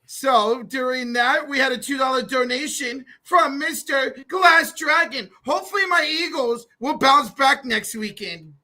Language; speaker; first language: English; native; English